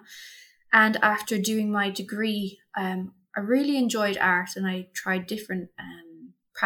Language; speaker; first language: English; native; English